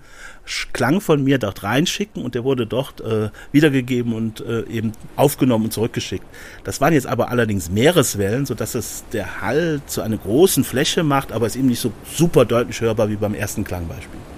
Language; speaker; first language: German; native; German